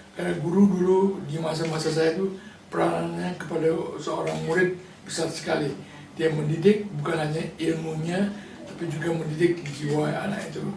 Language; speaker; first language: Indonesian; non-native, local second language; Balinese